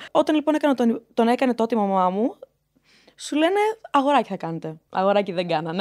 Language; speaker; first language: Greek; native; Greek